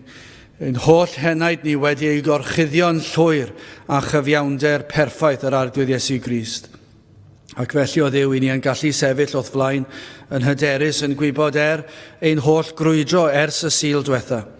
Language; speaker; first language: Welsh; native; Welsh